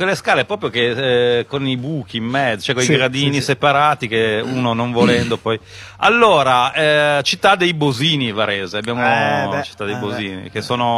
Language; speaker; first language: Italian; native; Italian